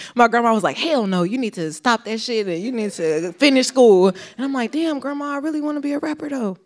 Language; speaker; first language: English; native; English